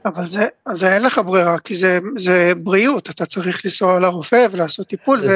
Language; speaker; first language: Hebrew; native; Hebrew